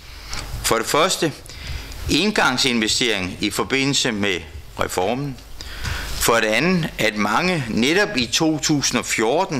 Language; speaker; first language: Danish; native; Danish